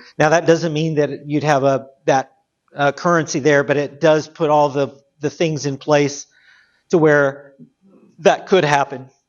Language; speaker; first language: English; native; English